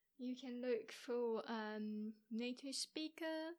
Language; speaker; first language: English; non-native, fluent; Chinese